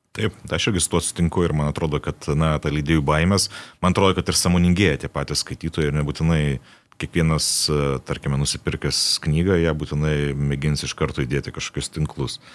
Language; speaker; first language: Lithuanian; native; Lithuanian